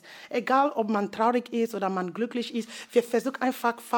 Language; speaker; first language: German; non-native, learner; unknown